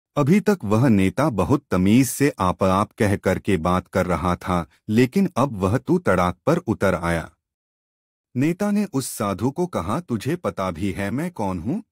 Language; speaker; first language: Hindi; non-native, local second language; Gujarati